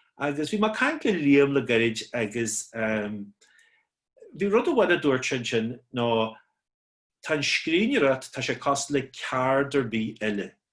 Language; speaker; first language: Irish; native; Irish